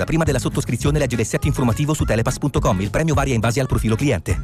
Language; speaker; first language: Italian; native; Italian